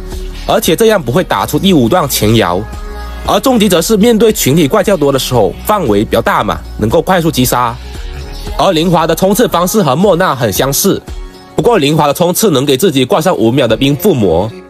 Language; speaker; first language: Chinese; native; Chinese